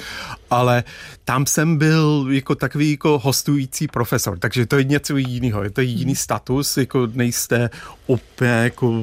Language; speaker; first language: Czech; non-native, fluent; English